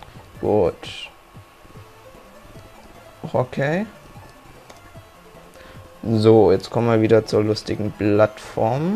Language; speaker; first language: German; native; German